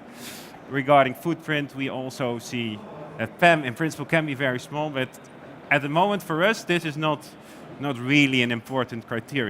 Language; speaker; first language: English; non-native, fluent; Dutch